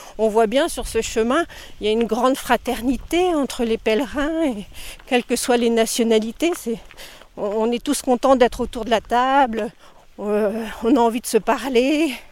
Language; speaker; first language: French; native; French